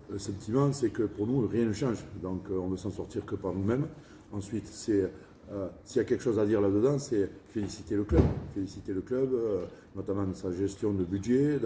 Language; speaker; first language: French; native; French